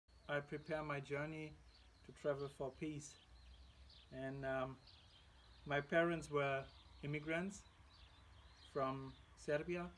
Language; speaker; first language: English; non-native, fluent; German